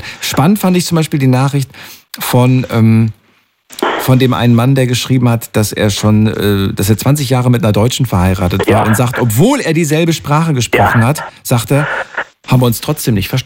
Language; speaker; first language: German; native; German